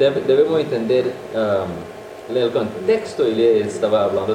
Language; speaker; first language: Spanish; non-native, fluent; English